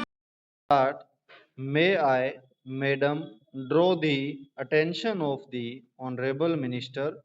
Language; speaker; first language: English; non-native, local second language; Hindi